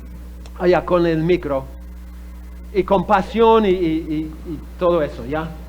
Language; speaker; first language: Spanish; non-native, fluent; English